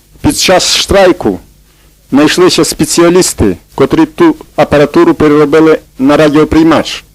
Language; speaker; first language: Ukrainian; native; Ukrainian